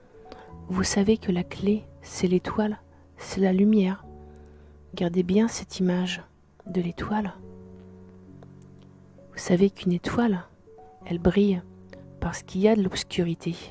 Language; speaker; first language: French; native; French